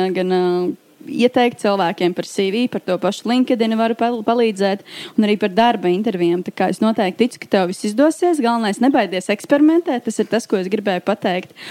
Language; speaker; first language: Latvian; native; Latvian